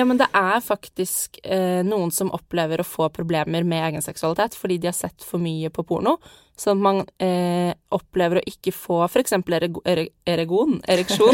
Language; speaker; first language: Norwegian; native; Norwegian